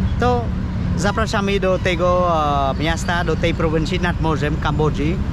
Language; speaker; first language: Polish; non-native, learner; Khmer